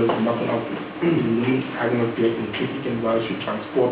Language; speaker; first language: German; non-native, fluent; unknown